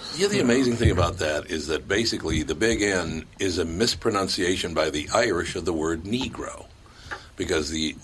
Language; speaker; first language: English; native; English